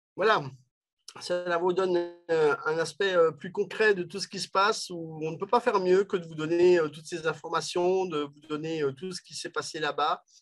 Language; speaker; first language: French; native; French